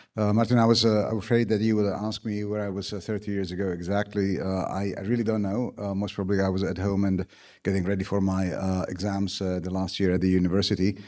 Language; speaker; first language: English; non-native, fluent; Slovak